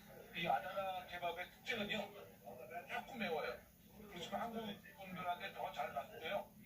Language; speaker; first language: Korean; native; Korean